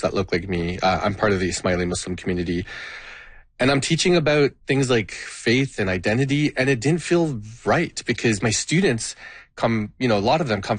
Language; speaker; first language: English; non-native, fluent; Gujarati